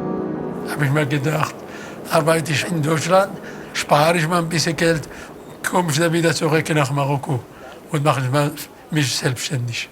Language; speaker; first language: German; non-native, fluent; Arabic